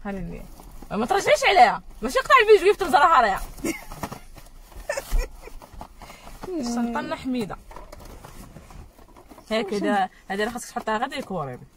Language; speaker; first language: Arabic; native; Arabic